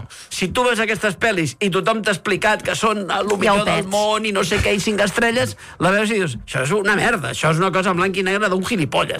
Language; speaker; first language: Catalan; native; Catalan